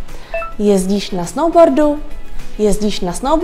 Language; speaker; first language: Czech; early bilingual, other home language; Vietnamese